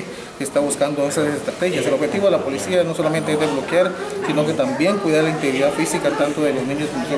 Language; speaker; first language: Spanish; native; Spanish